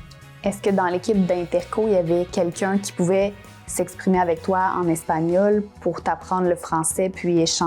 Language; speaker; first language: French; native; French